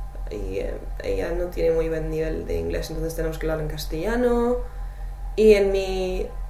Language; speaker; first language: Spanish; non-native, fluent; English